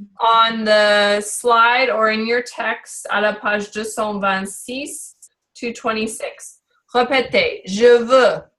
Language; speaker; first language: French; non-native, learner; English